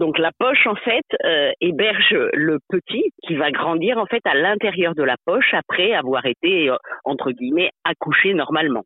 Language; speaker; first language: French; native; French